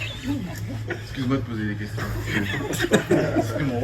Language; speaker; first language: French; native; French